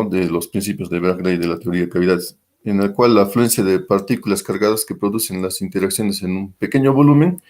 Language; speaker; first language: Spanish; native; Spanish